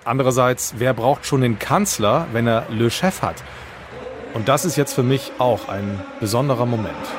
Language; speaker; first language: German; native; German